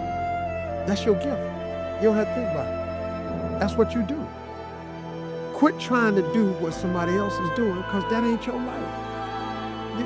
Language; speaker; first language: English; native; English